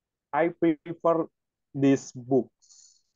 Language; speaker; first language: English; non-native, learner; Indonesian